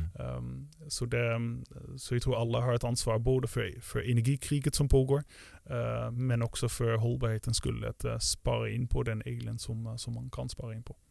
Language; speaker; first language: Swedish; non-native, fluent; Dutch